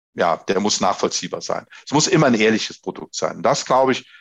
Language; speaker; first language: German; native; German